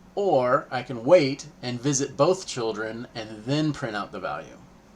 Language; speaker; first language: English; native; English